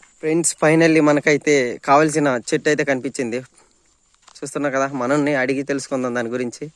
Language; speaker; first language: Telugu; non-native, local second language; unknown